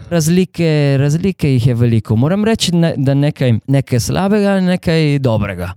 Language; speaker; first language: Slovenian; non-native, fluent; Italian